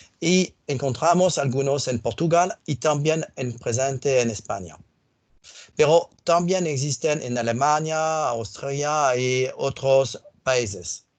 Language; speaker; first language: Spanish; non-native, fluent; French